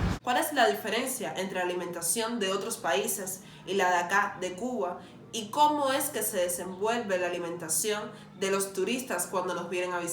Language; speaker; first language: Spanish; native; Spanish